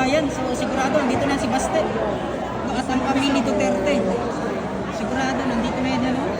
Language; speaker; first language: Filipino; non-native, local second language; Cebuano